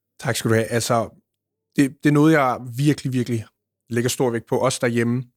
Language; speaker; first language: Danish; early bilingual, other home language; Punjabi